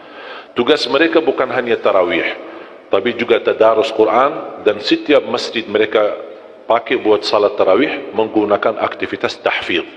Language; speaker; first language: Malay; non-native, fluent; Arabic